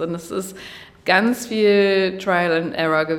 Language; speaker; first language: German; native; German